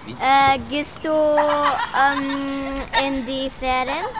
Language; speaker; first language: German; non-native, local second language; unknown